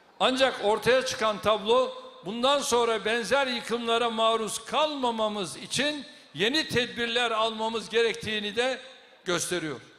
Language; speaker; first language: Turkish; native; Turkish